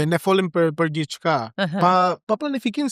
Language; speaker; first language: Albanian; non-native, learner; Spanish